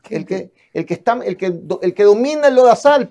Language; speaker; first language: Spanish; native; Spanish